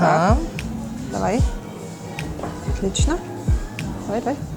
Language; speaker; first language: Russian; native; Russian